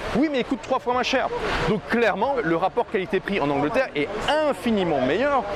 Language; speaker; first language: French; native; French